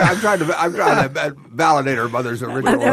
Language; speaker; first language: English; native; English